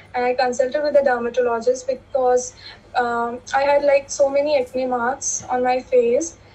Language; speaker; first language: English; non-native, local second language; Hindi